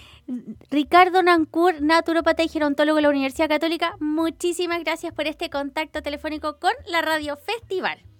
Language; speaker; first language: Spanish; native; Spanish